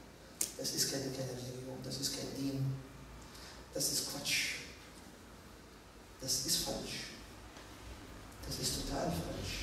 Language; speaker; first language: German; non-native, fluent; Arabic